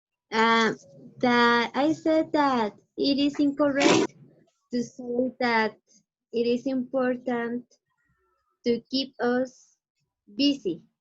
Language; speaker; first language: English; non-native, learner; Spanish